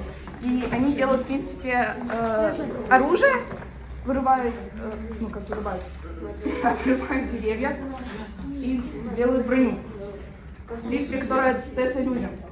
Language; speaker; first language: Russian; native; Russian